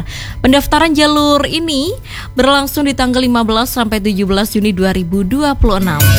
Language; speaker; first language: Indonesian; native; Indonesian